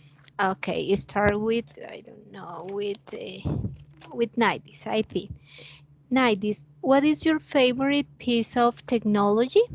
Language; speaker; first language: English; non-native, learner; Spanish